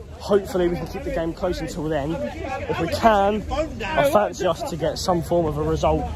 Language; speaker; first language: English; native; English